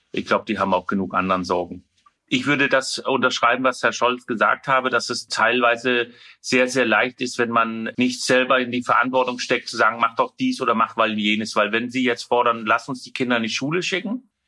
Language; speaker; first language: German; non-native, fluent; Danish